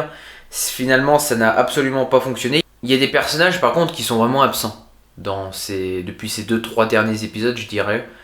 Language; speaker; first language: French; native; French